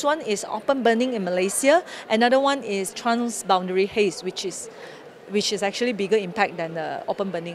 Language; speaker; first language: English; non-native, local second language; Chinese